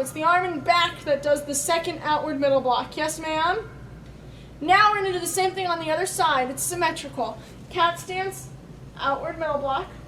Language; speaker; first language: English; native; English